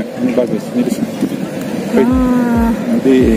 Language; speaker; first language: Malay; non-native, learner; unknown